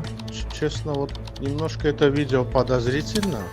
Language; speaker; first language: Russian; non-native, local second language; Azerbaijani